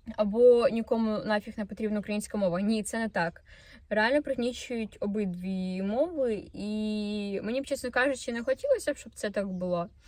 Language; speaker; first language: Ukrainian; non-native, local second language; Russian